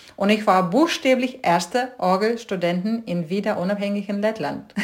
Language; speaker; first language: German; non-native, fluent; Latvian